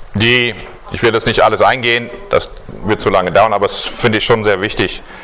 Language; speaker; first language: German; non-native, fluent; English